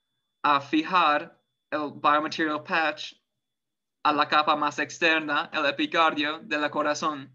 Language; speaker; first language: Spanish; non-native, fluent; English